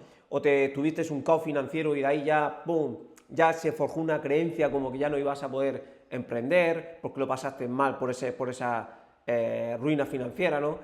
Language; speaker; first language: Spanish; native; Spanish